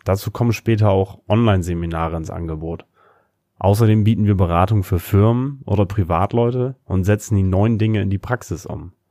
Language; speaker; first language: German; native; German